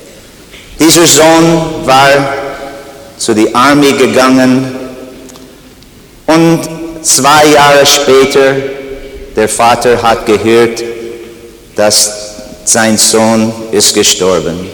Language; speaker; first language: German; non-native, learner; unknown